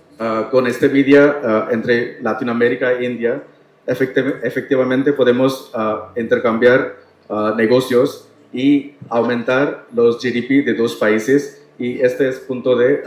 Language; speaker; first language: Spanish; non-native, learner; Tamil